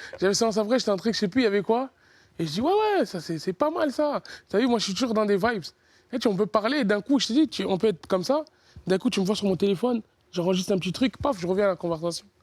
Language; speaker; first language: French; early bilingual, other home language; Lingala